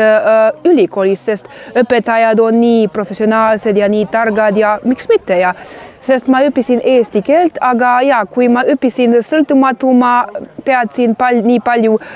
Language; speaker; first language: Estonian; non-native, learner; Croatian